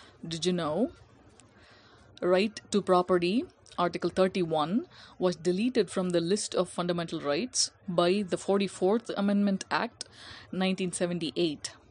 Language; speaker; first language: English; non-native, local second language; Tamil